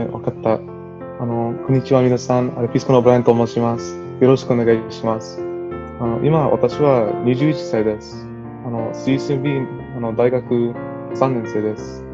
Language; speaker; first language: Japanese; non-native, learner; English